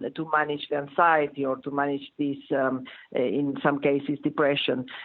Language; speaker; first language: English; non-native, fluent; Spanish